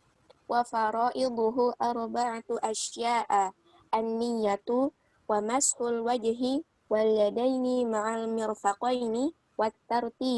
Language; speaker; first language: Arabic; non-native, learner; Indonesian